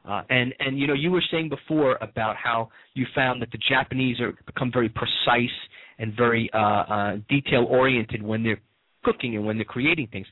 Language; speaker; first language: English; native; English